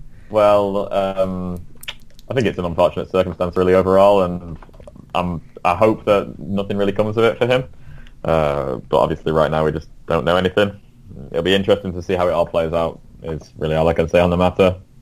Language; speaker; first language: English; native; English